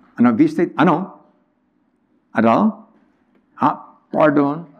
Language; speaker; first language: Czech; non-native, learner; English